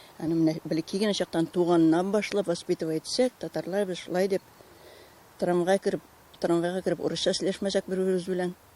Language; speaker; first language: Tatar; native; Tatar